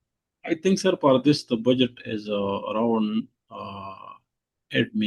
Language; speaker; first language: English; non-native, local second language; Urdu